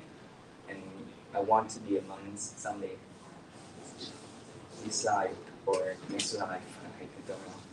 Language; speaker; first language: English; non-native, learner; Vietnamese